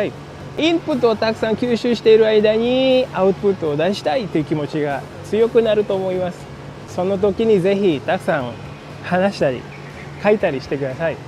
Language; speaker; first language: Japanese; non-native, fluent; Indonesian